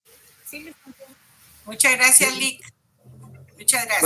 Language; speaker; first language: Spanish; native; Spanish